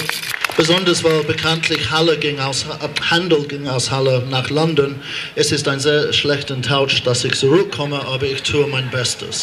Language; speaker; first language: German; non-native, fluent; English